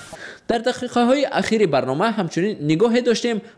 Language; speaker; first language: Persian; native; Persian